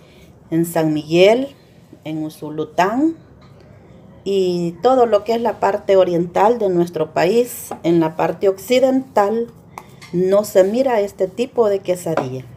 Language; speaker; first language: Spanish; native; Spanish